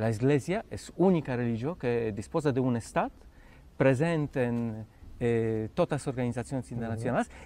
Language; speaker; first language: Catalan; non-native, fluent; Polish